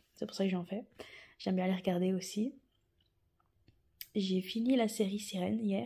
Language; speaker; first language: French; native; French